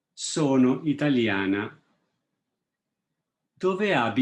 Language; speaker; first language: Italian; non-native, fluent; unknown